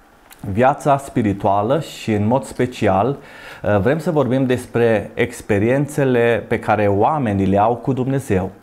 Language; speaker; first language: Romanian; native; Romanian